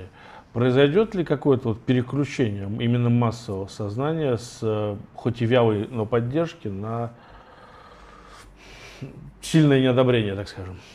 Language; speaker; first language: Russian; native; Russian